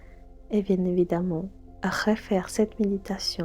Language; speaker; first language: French; non-native, fluent; Spanish